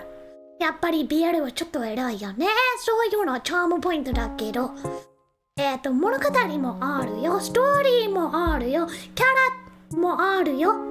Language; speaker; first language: Japanese; non-native, learner; English